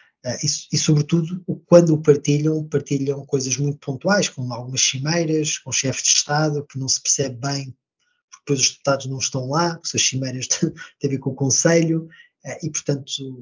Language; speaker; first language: Portuguese; native; Portuguese